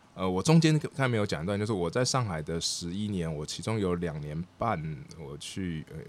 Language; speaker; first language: Chinese; native; Chinese